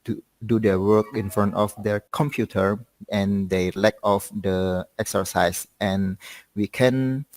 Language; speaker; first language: English; non-native, learner; Indonesian